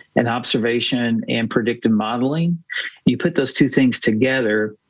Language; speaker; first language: English; native; English